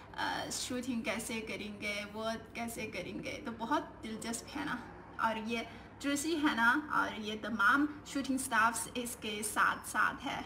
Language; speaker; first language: Hindi; non-native, learner; Chinese